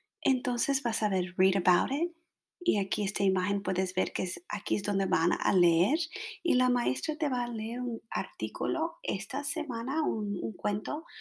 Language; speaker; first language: Spanish; non-native, fluent; English